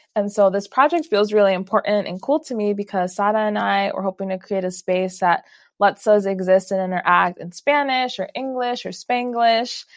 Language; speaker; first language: English; early bilingual, other home language; Spanish